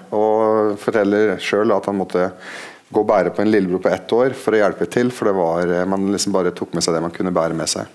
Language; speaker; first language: Norwegian; non-native, fluent; Arabic